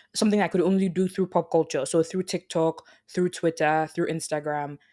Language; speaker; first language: English; non-native, local second language; Yoruba